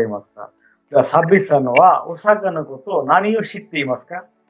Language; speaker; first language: Japanese; non-native, fluent; Bangla